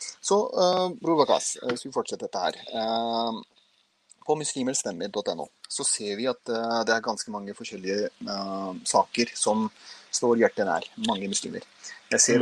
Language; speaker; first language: Norwegian; early bilingual, other home language; Urdu